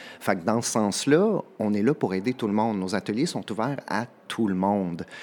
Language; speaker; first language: French; native; French